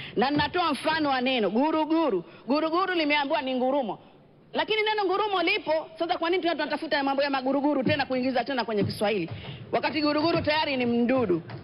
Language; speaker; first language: Swahili; native; Swahili